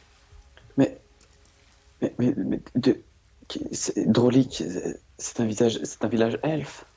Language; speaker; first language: French; native; French